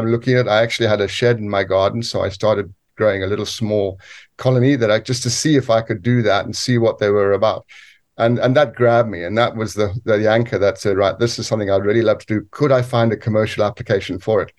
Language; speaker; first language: English; native; English